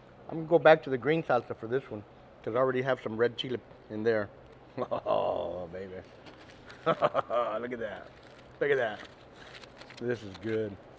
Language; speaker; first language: English; early bilingual, other home language; Spanish